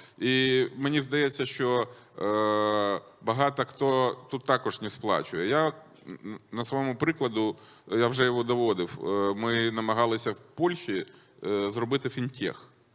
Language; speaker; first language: Ukrainian; non-native, local second language; Russian